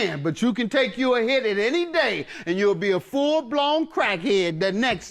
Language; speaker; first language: English; native; English